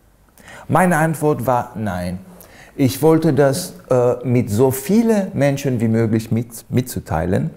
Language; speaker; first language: German; non-native, fluent; Hebrew